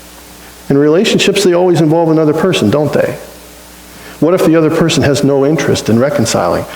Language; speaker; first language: English; native; English